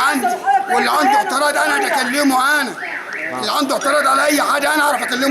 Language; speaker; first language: Arabic; native; Arabic